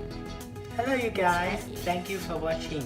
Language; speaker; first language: English; non-native, fluent; Thai